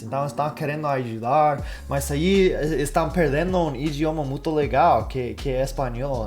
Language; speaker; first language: Portuguese; non-native, fluent; English